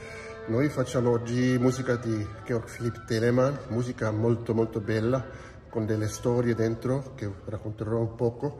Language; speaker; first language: Italian; non-native, fluent; Spanish